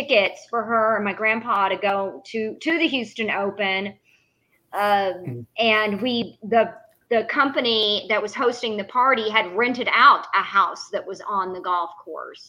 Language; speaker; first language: English; native; English